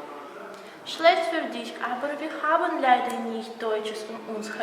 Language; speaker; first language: German; non-native, fluent; Russian